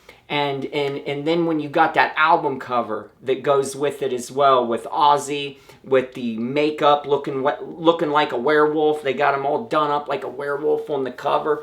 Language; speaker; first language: English; native; English